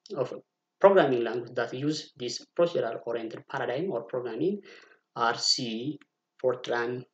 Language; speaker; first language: English; non-native, local second language; Amharic